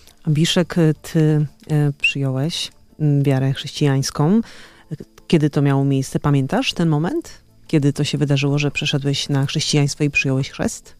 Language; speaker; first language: Polish; native; Polish